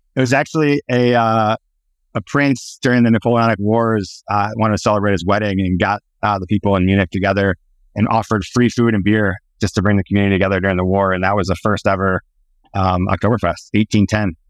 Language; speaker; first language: English; native; English